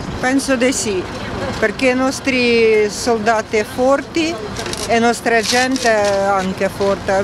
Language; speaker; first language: Italian; non-native, learner; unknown